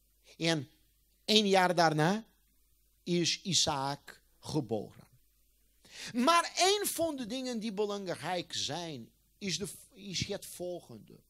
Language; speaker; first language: Dutch; non-native, fluent; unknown